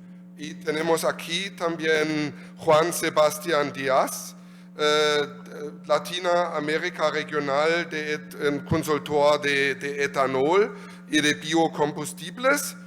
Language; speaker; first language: Spanish; non-native, learner; German